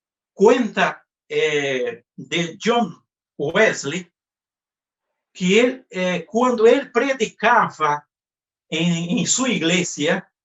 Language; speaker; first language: Spanish; non-native, fluent; Portuguese